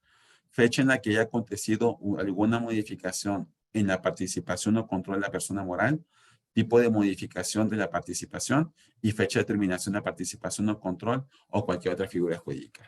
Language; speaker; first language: Spanish; native; Spanish